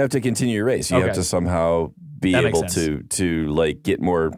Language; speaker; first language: English; native; English